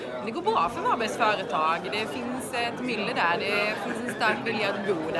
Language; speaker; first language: Swedish; native; Swedish